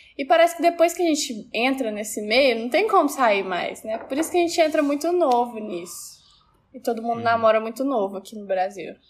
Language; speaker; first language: Portuguese; native; Portuguese